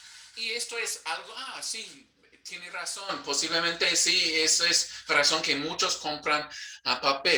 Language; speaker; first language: Spanish; non-native, fluent; English